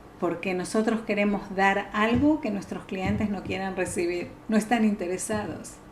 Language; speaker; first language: Spanish; native; Spanish